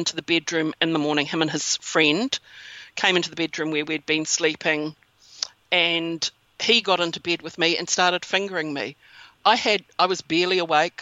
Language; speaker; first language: English; native; English